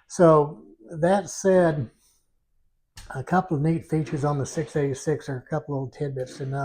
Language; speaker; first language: English; native; English